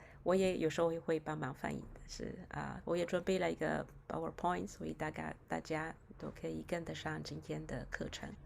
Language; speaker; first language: Chinese; non-native, fluent; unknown